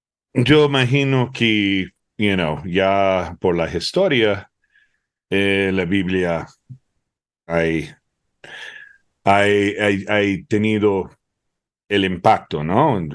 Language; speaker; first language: Spanish; early bilingual, heritage; Spanish